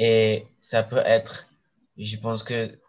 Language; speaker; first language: French; non-native, learner; English